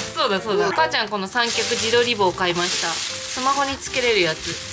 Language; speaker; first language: Japanese; native; Japanese